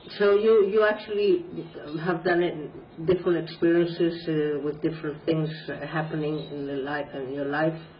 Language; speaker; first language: English; non-native, fluent; Spanish